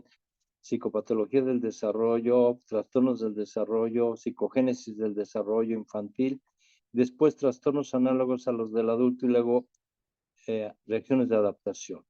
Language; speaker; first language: Spanish; native; Spanish